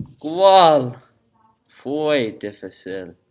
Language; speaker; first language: Spanish; non-native, learner; English